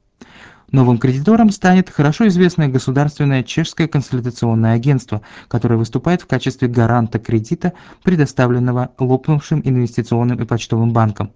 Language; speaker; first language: Russian; native; Russian